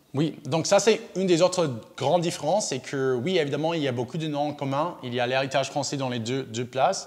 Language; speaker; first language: French; non-native, local second language; English